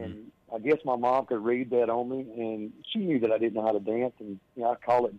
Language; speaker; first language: English; native; English